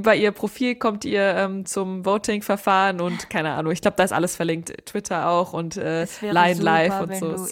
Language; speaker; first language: German; native; German